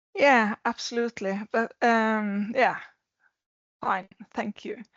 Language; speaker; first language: English; non-native, fluent; Norwegian